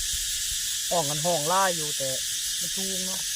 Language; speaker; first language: Thai; non-native, local second language; Northeastern Thai